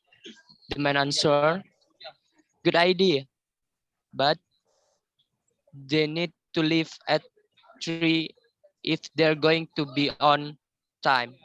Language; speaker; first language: English; non-native, learner; Indonesian